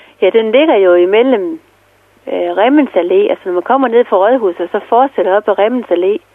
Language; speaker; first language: Danish; native; Danish